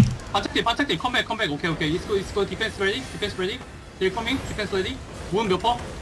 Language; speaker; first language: Korean; native; Korean